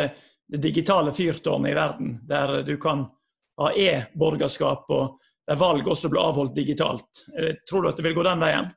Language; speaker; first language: Norwegian; native; Norwegian